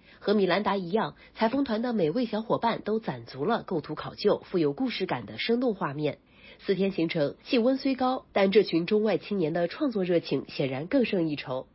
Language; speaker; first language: Chinese; native; Chinese